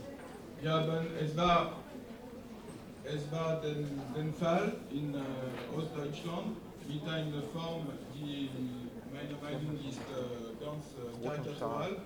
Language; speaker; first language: German; non-native, learner; French